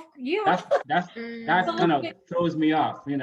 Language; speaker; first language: English; native; English